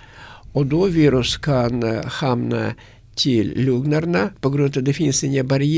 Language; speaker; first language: Swedish; non-native, learner; Russian